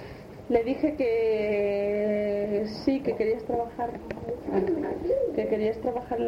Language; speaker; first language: Spanish; native; Spanish